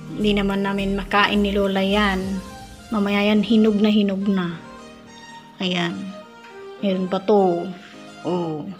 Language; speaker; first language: Filipino; non-native, local second language; Iloko